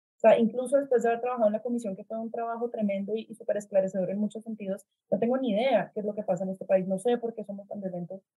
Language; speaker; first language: Spanish; native; Spanish